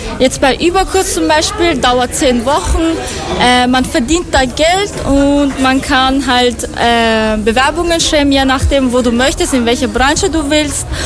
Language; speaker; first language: German; non-native, fluent; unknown